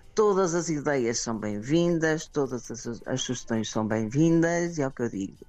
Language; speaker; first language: Portuguese; native; Portuguese